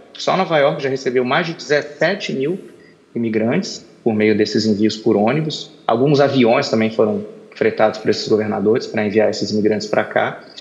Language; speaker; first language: Portuguese; native; Portuguese